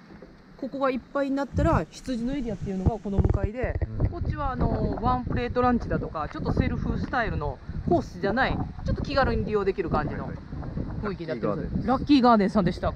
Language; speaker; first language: Japanese; native; Japanese